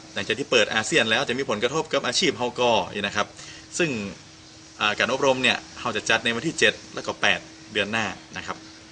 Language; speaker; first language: Thai; native; Thai